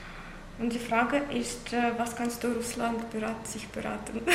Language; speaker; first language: German; non-native, learner; Russian